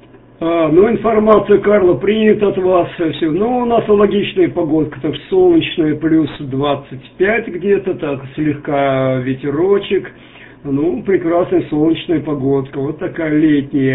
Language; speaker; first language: Russian; native; Russian